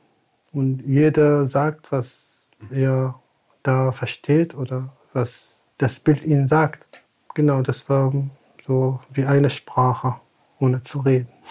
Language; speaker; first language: German; non-native, fluent; Tamasheq